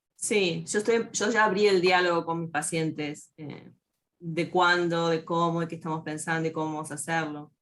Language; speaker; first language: Spanish; native; Spanish